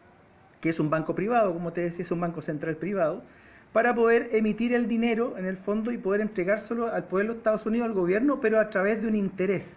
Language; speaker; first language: Spanish; native; Spanish